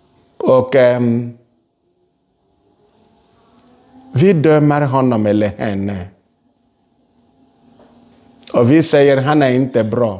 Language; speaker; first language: Swedish; non-native, fluent; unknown